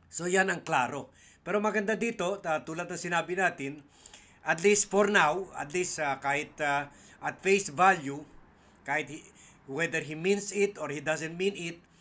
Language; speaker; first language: Filipino; non-native, local second language; Chavacano